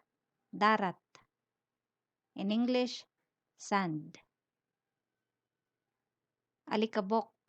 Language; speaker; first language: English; non-native, local second language; Filipino